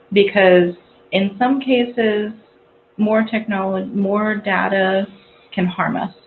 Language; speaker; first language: English; native; English